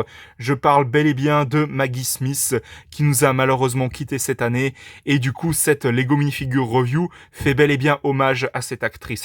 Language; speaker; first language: French; native; French